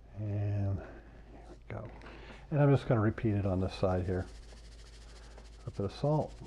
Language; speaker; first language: English; native; English